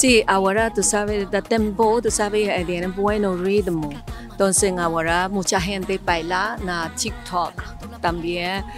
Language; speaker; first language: Spanish; non-native, learner; Chinese